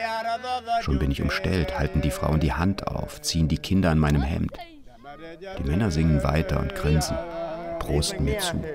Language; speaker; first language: German; native; German